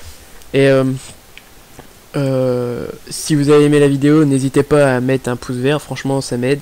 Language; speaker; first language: French; native; French